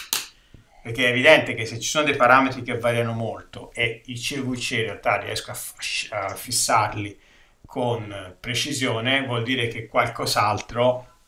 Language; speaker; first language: Italian; native; Italian